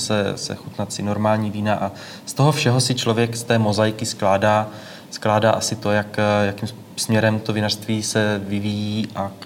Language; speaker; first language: Czech; native; Czech